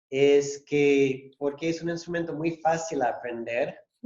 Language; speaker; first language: Spanish; non-native, fluent; English